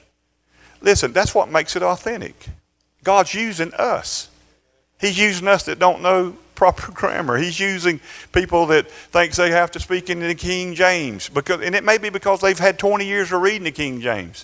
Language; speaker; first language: English; native; English